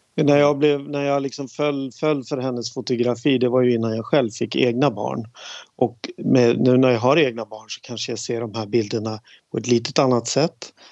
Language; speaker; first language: Swedish; native; Swedish